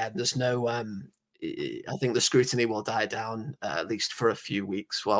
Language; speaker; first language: English; native; English